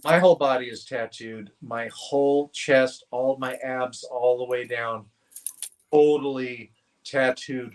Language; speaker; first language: English; native; English